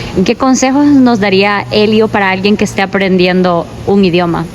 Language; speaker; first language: Spanish; native; Spanish